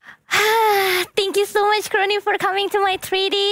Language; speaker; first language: English; non-native, fluent; Indonesian